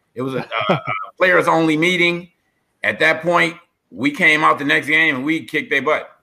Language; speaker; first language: English; native; English